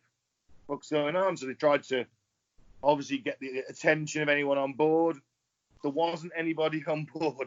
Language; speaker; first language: English; native; English